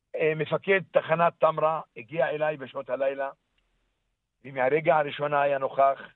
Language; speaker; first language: Hebrew; non-native, local second language; Arabic